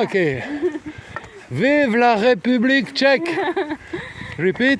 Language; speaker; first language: French; native; French